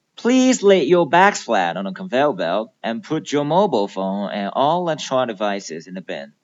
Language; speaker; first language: English; non-native, fluent; Chinese